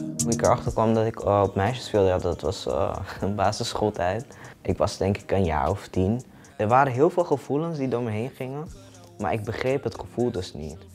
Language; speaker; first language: Dutch; early bilingual, other home language; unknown